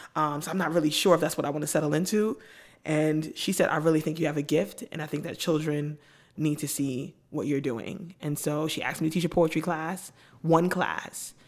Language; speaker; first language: English; native; English